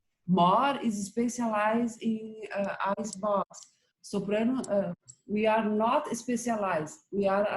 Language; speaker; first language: English; non-native, learner; Portuguese